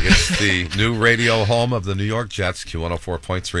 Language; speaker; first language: English; native; English